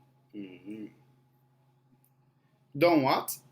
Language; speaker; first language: English; non-native, fluent; Portuguese